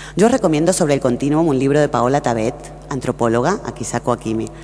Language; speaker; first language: Spanish; native; Spanish